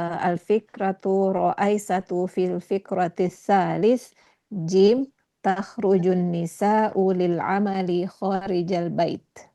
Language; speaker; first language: Arabic; non-native, learner; Indonesian